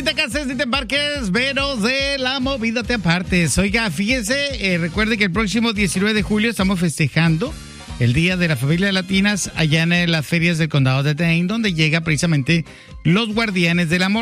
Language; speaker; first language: Spanish; native; Spanish